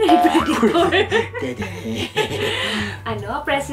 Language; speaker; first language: Japanese; non-native, learner; Filipino